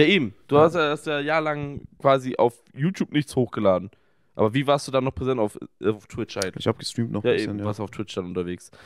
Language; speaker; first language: German; native; German